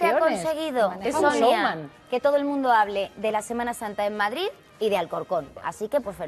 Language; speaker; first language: Spanish; native; Spanish